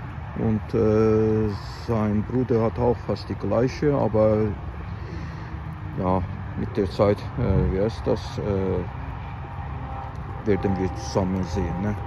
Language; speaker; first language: German; non-native, fluent; Azerbaijani